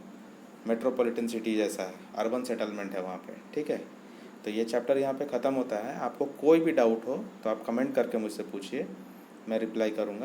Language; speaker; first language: Hindi; native; Hindi